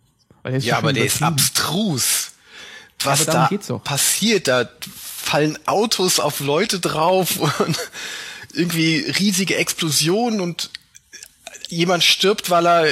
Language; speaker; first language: German; native; German